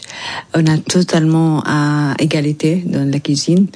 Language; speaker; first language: French; non-native, learner; Arabic